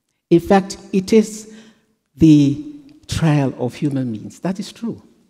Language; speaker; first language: English; native; English